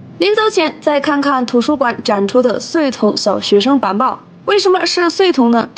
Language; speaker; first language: Chinese; non-native, local second language; Tibetan